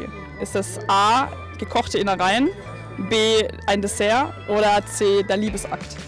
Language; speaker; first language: German; native; German